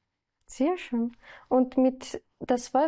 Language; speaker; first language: German; non-native, learner; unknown